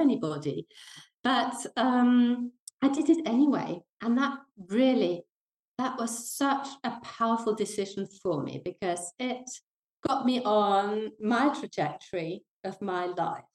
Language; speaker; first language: English; non-native, fluent; Danish